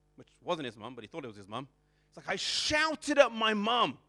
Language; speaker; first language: English; native; English